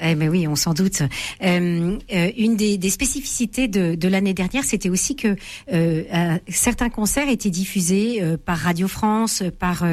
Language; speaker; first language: French; native; French